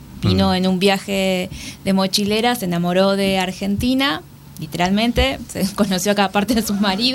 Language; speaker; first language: Spanish; native; Spanish